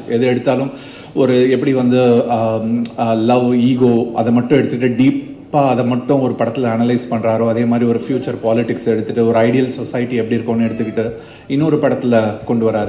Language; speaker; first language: Tamil; native; Tamil